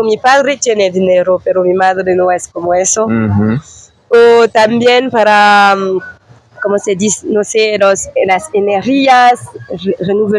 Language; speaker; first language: Spanish; non-native, learner; French